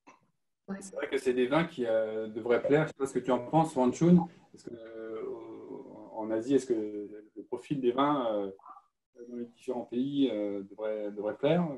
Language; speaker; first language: French; native; French